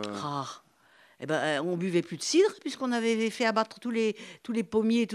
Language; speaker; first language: French; native; French